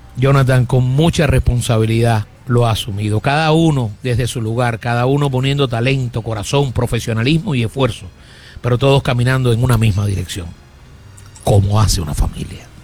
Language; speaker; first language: Spanish; native; Spanish